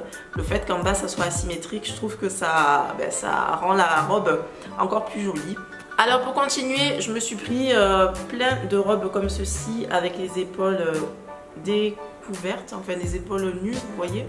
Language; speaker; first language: French; native; French